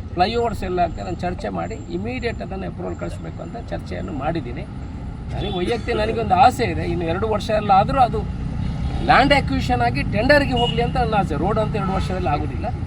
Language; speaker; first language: Kannada; non-native, local second language; Tulu